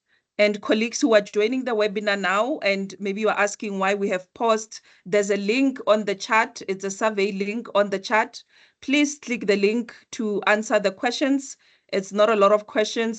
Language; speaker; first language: English; non-native, local second language; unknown